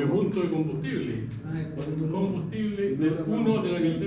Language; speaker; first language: Spanish; native; Spanish